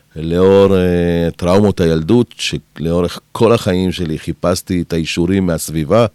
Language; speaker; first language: Hebrew; early bilingual, other home language; Spanish